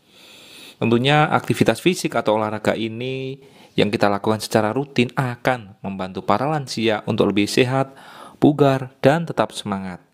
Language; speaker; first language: Indonesian; native; Indonesian